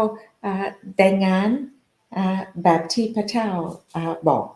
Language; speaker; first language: Thai; non-native, fluent; English